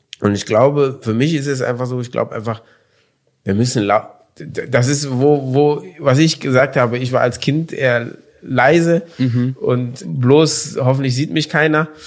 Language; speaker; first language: German; early bilingual, other home language; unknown